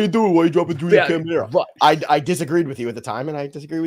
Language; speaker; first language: English; native; English